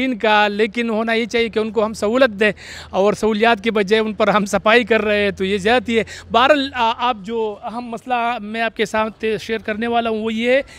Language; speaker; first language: Urdu; non-native, local second language; Pashto